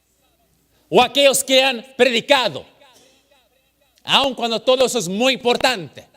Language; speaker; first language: Spanish; early bilingual, heritage; English